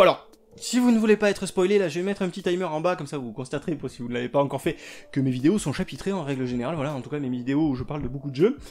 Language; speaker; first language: French; native; French